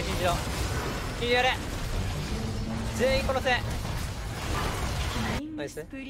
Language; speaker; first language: Japanese; native; Japanese